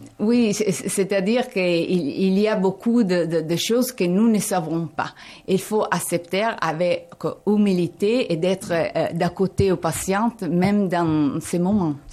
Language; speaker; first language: French; non-native, fluent; Italian